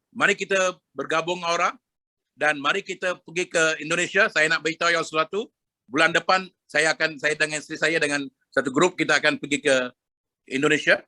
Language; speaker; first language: Malay; non-native, local second language; Tamil